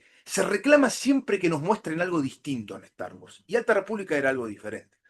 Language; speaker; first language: Spanish; native; Spanish